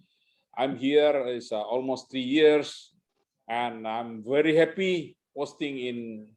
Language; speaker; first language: English; non-native, fluent; Indonesian